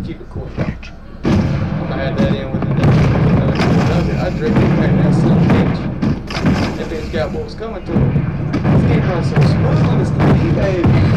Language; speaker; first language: English; native; English